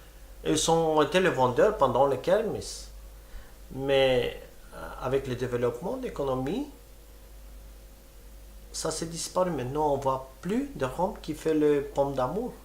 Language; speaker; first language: French; non-native, fluent; Romany